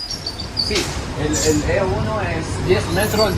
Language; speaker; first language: Spanish; non-native, learner; Arabic